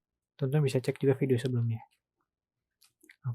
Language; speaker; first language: Indonesian; native; Indonesian